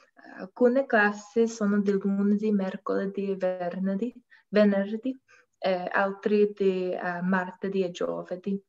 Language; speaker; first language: Italian; non-native, learner; English